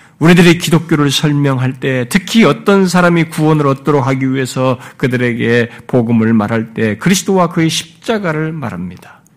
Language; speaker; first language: Korean; native; Korean